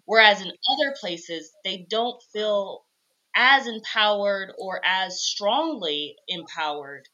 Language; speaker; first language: English; native; English